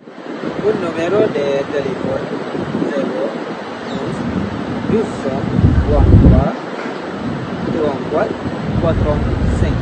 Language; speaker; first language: French; non-native, learner; Malay